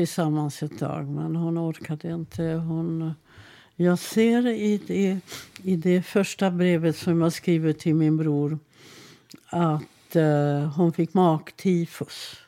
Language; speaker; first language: Swedish; non-native, fluent; Hungarian